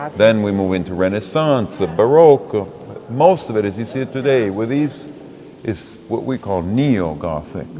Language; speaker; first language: English; non-native, fluent; Italian